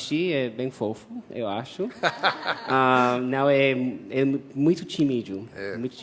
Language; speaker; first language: Portuguese; non-native, fluent; English